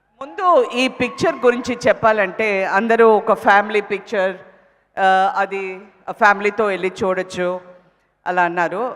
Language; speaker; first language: Telugu; non-native, fluent; Tamil